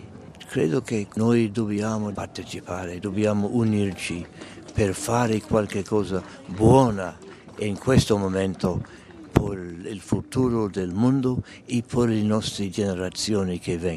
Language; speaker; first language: Italian; non-native, fluent; English